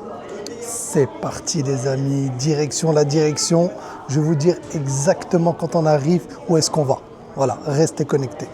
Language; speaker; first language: French; native; French